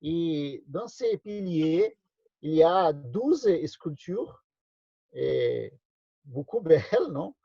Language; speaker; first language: French; non-native, learner; Portuguese